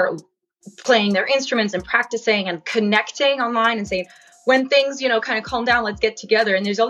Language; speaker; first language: English; non-native, fluent; French